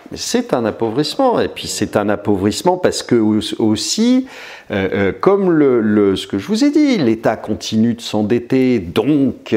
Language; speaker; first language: French; native; French